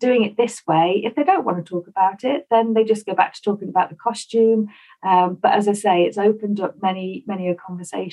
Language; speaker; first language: English; native; English